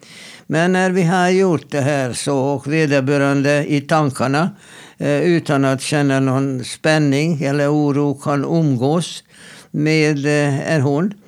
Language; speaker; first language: Swedish; non-native, fluent; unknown